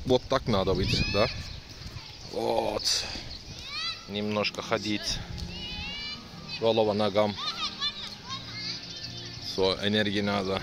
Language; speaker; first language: Russian; non-native, learner; Turkish